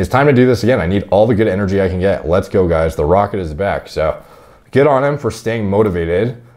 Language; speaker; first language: English; native; English